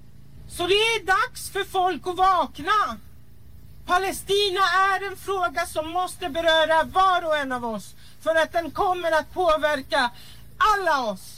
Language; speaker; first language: Swedish; early bilingual, other home language; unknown